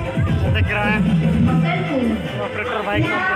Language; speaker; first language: Hindi; non-native, local second language; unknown